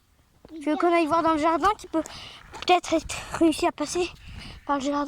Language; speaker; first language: French; native; French